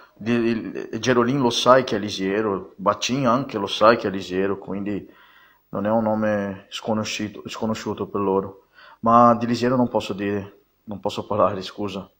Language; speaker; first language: Italian; non-native, fluent; Portuguese